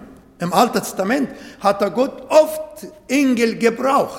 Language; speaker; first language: German; non-native, learner; Arabic